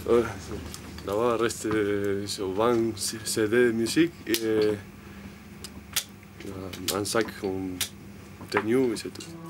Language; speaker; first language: French; non-native, learner; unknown